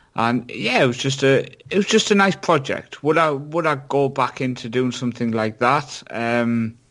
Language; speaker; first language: English; native; English